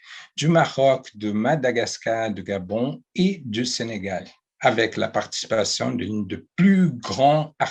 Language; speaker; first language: French; non-native, fluent; Portuguese